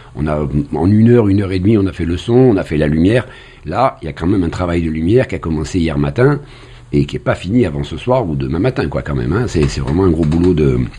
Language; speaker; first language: French; native; French